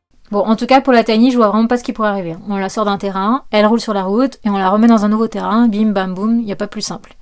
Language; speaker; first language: French; native; French